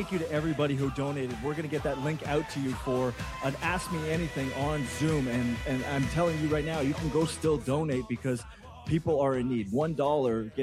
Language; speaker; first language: English; native; English